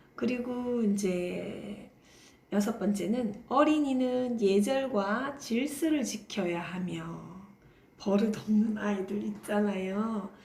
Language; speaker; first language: Korean; native; Korean